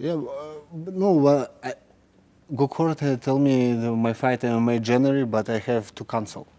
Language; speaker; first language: English; non-native, learner; Russian